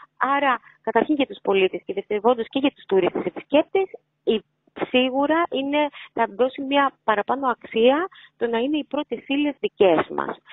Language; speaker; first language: Greek; native; Greek